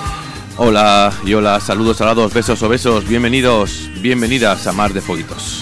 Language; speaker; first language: Spanish; native; Spanish